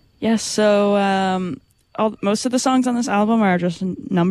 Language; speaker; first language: English; native; English